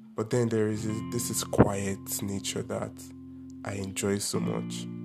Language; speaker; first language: English; non-native, local second language; Igbo